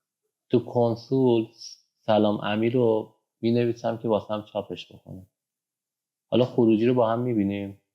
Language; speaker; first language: Persian; native; Persian